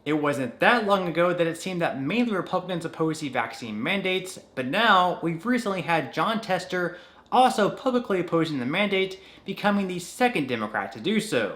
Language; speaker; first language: English; native; English